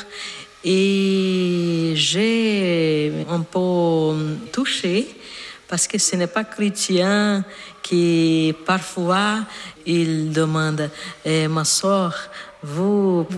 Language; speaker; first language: French; non-native, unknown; Portuguese